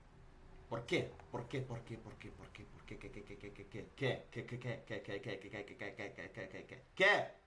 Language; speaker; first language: Spanish; non-native, learner; Dutch